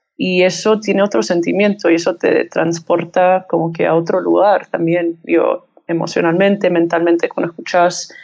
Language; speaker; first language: Spanish; early bilingual, heritage; English